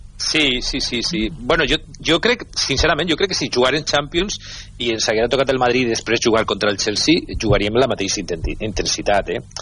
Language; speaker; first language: Catalan; native; Catalan